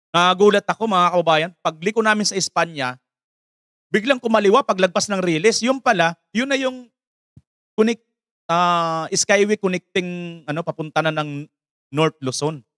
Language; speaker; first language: Filipino; native; Filipino